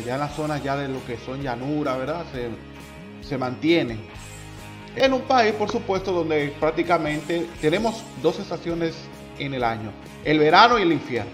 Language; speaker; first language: Spanish; native; Spanish